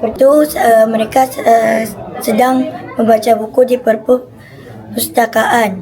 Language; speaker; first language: Indonesian; native; Indonesian